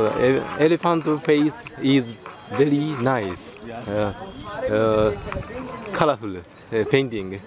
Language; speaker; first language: English; non-native, learner; Japanese